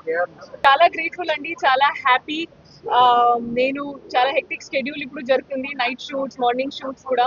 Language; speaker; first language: Telugu; non-native, fluent; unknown